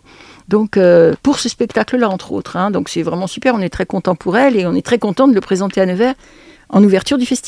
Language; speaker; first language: French; native; French